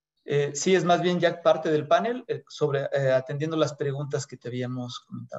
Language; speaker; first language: Spanish; native; Spanish